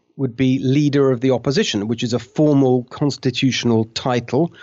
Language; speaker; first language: English; native; English